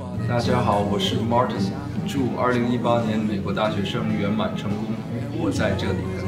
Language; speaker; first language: Chinese; early bilingual, other home language; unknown